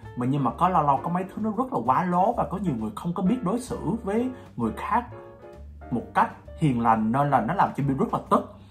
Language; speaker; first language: Vietnamese; early bilingual, heritage; Vietnamese